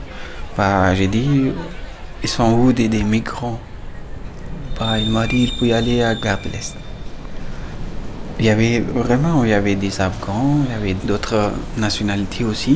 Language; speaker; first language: French; non-native, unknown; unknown